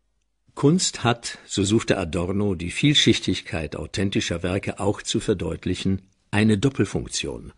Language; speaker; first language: German; native; German